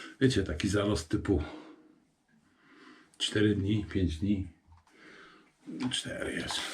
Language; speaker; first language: Polish; native; Polish